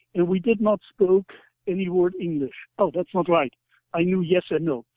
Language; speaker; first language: English; non-native, fluent; German